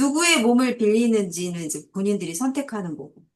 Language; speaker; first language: Korean; native; Korean